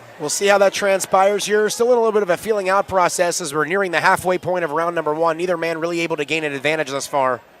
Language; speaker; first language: English; native; English